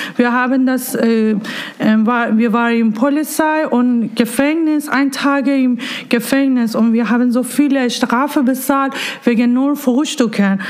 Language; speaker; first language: German; non-native, learner; Persian